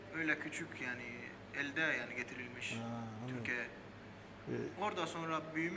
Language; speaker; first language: Turkish; early bilingual, heritage; Armenian